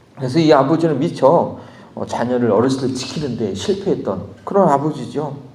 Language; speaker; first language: Korean; native; Korean